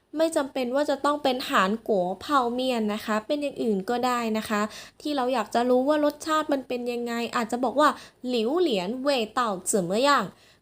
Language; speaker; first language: Thai; native; Thai